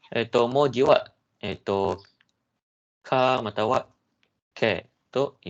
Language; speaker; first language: Japanese; non-native, fluent; Malay